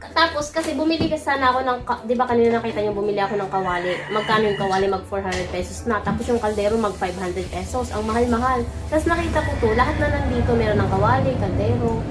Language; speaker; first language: Filipino; non-native, local second language; Bikol